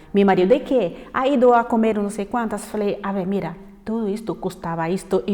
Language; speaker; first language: Spanish; non-native, fluent; Portuguese